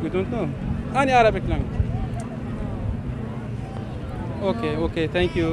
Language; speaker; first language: English; non-native, learner; Arabic